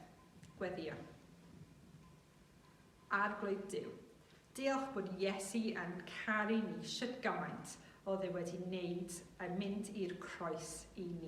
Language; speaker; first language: Welsh; non-native, local second language; English